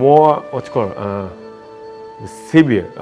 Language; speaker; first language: English; non-native, learner; Japanese